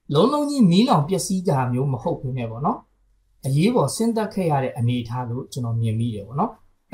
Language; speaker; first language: Burmese; native; Burmese